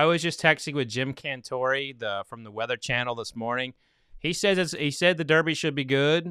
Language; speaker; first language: English; native; English